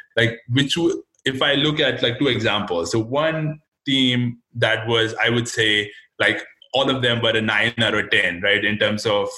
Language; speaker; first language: English; non-native, local second language; Hindi